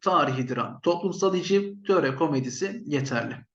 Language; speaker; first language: Turkish; native; Turkish